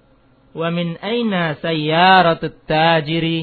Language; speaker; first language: Arabic; non-native, fluent; Indonesian